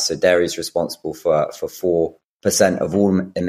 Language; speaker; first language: English; native; English